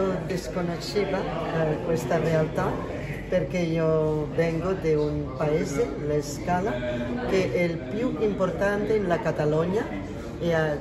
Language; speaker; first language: Italian; non-native, learner; Catalan